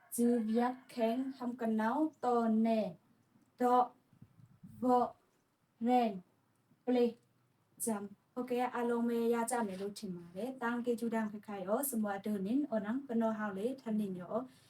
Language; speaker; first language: Burmese; non-native, local second language; Shwe Palaung